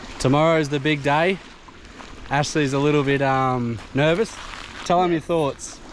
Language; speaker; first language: English; native; English